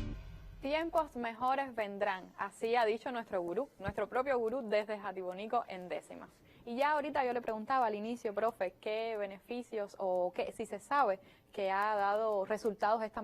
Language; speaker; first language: Spanish; native; Spanish